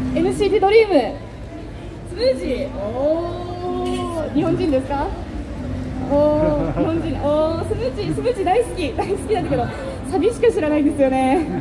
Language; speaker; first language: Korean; non-native, fluent; Japanese